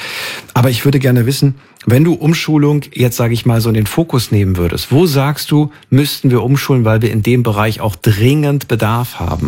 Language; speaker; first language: German; native; German